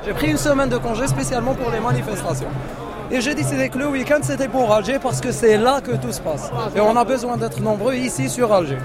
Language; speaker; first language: French; non-native, local second language; Arabic